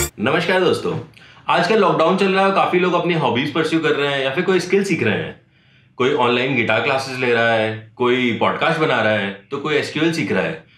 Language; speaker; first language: Hindi; native; Hindi